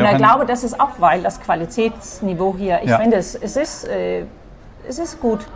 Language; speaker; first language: German; non-native, fluent; Danish